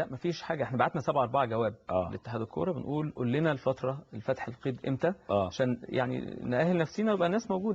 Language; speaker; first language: Arabic; native; Arabic